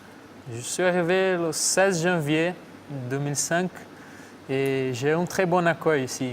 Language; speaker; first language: French; non-native, fluent; Portuguese